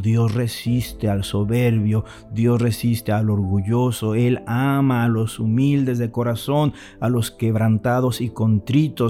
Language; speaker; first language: Spanish; native; Spanish